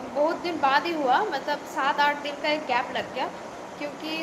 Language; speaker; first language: Hindi; non-native, local second language; Bangla